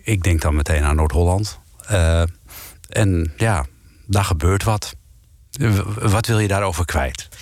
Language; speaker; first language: Dutch; native; Dutch